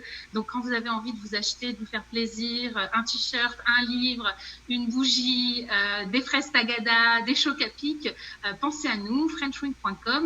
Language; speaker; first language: French; native; French